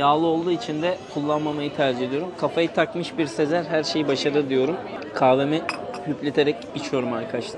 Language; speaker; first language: Turkish; native; Turkish